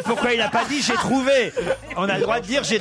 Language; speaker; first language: French; native; French